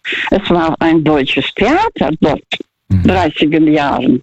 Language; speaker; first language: German; early bilingual, heritage; German